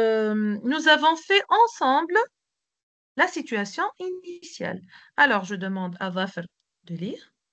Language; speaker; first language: French; non-native, local second language; Arabic